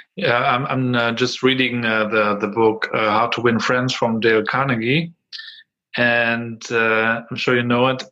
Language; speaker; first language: English; non-native, fluent; German